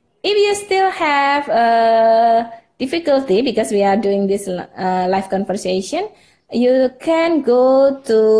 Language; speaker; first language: English; non-native, fluent; Indonesian